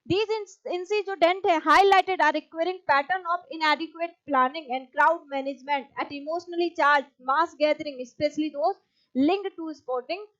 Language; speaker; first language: English; non-native, local second language; Hindi